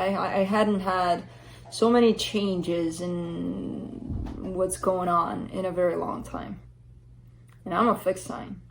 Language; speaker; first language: English; native; English